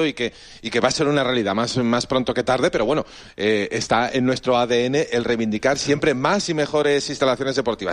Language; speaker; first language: Spanish; native; Spanish